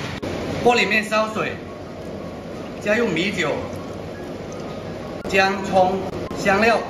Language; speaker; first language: Chinese; native; Chinese